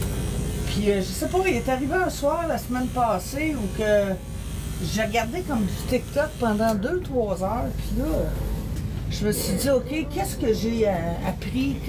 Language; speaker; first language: French; native; French